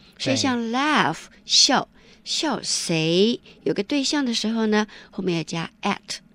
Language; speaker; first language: Chinese; native; Chinese